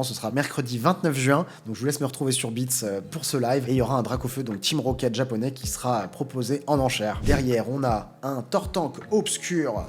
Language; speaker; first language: French; native; French